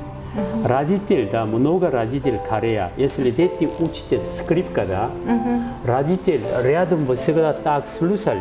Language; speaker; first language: Russian; non-native, learner; Korean